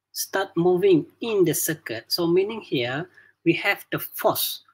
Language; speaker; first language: English; non-native, local second language; Malay